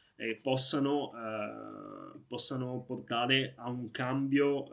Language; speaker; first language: Italian; early bilingual, other home language; Arabic